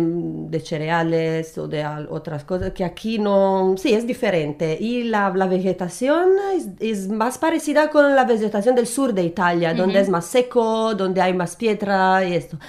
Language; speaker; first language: Spanish; non-native, learner; Italian